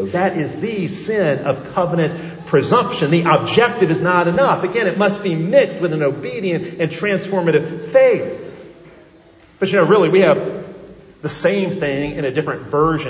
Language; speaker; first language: English; native; English